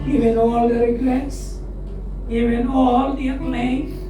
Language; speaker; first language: English; non-native, local second language; Filipino